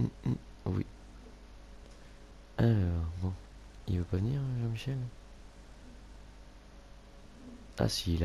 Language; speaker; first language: French; native; French